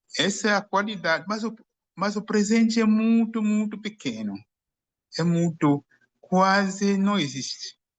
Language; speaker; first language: Portuguese; non-native, fluent; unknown